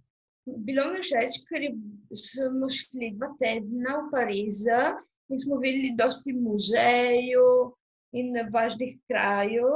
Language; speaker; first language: Slovenian; non-native, local second language; Italian